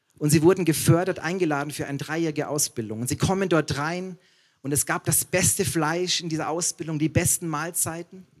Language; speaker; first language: German; native; German